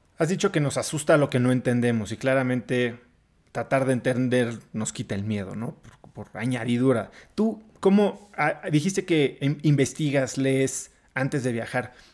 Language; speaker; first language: Spanish; native; Spanish